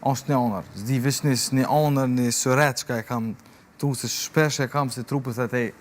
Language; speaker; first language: Albanian; early bilingual, heritage; Albanian